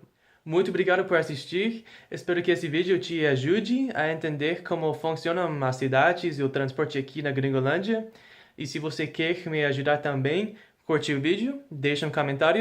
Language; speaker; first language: Portuguese; non-native, fluent; English